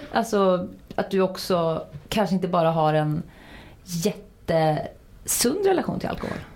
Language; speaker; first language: Swedish; native; Swedish